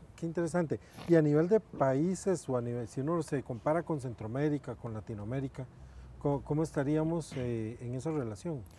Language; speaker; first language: Spanish; native; Spanish